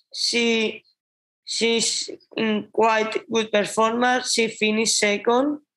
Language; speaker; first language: English; non-native, learner; Spanish